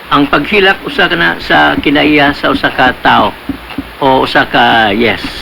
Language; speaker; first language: Cebuano; native; Cebuano